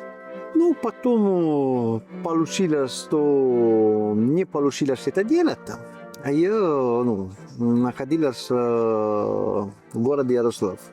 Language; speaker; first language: Russian; non-native, learner; Italian